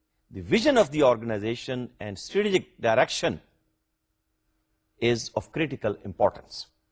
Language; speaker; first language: English; non-native, local second language; Urdu